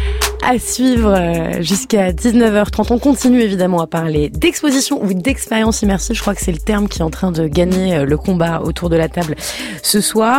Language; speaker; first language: French; native; French